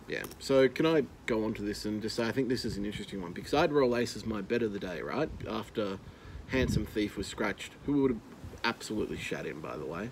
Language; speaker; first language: English; native; English